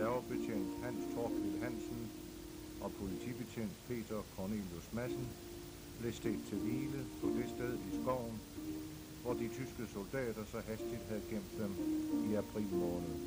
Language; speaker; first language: Danish; native; Danish